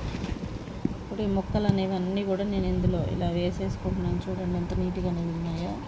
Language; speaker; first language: Telugu; native; Telugu